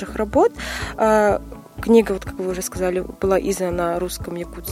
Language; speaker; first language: Russian; non-native, local second language; Yakut